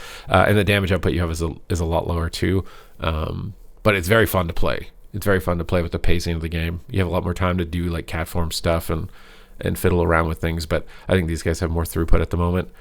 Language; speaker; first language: English; native; English